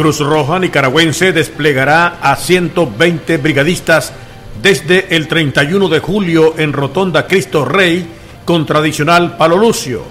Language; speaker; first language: Spanish; native; Spanish